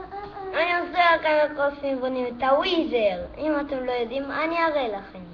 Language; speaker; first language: Hebrew; early bilingual, other home language; Russian